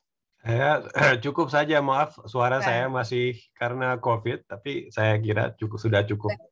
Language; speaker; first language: Indonesian; non-native, fluent; English